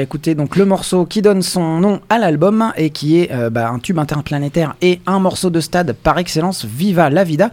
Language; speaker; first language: French; native; French